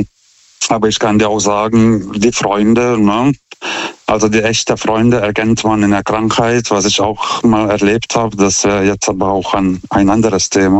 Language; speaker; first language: German; non-native, fluent; Lithuanian